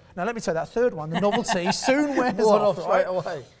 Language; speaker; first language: English; native; English